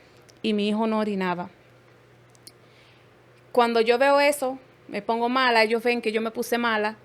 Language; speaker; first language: Spanish; native; Spanish